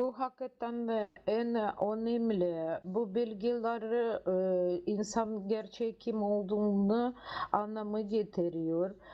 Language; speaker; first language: Turkish; non-native, learner; Russian